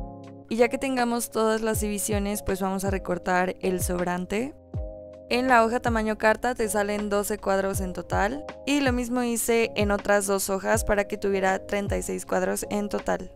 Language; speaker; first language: Spanish; native; Spanish